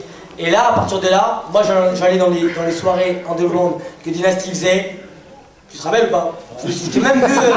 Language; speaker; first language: French; native; French